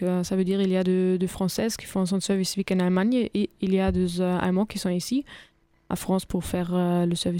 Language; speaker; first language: French; non-native, fluent; German